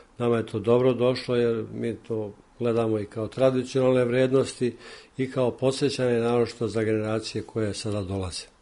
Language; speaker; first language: Serbian; native; Serbian